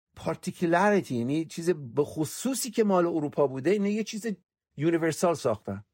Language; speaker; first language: Persian; native; Persian